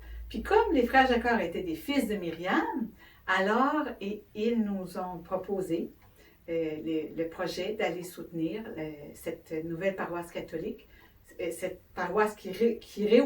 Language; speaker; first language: French; native; French